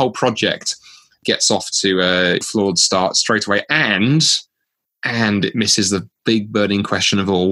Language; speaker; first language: English; native; English